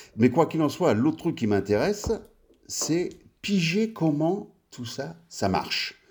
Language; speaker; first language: French; early bilingual, other home language; Italian